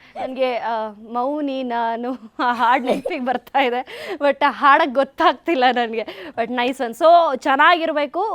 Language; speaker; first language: Kannada; native; Kannada